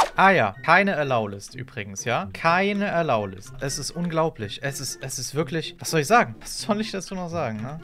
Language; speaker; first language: German; native; German